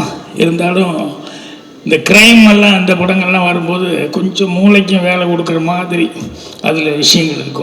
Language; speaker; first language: Tamil; native; Tamil